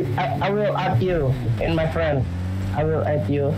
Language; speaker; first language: English; non-native, learner; Indonesian